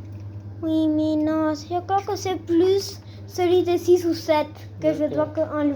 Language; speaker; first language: French; non-native, learner; Spanish